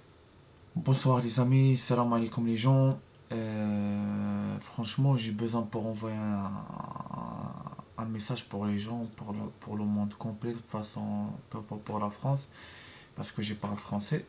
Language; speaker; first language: French; non-native, learner; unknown